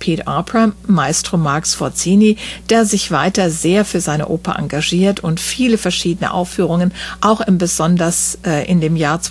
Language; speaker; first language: German; native; German